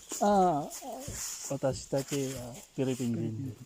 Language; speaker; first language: Japanese; non-native, learner; Filipino